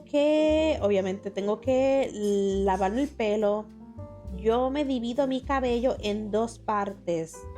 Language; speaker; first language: Spanish; early bilingual, heritage; Spanish